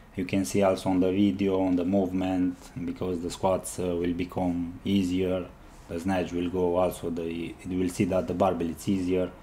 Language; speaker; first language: English; non-native, learner; Romanian